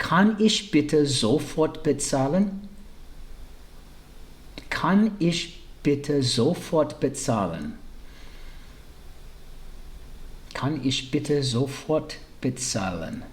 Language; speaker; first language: German; early bilingual, heritage; English